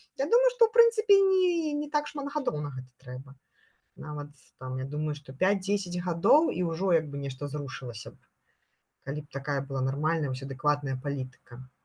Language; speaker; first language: Belarusian; non-native, local second language; Russian